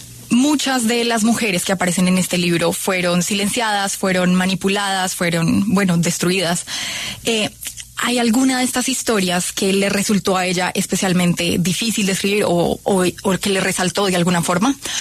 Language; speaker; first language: Spanish; native; Spanish